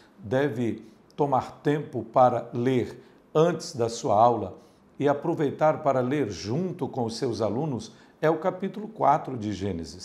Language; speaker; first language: Portuguese; native; Portuguese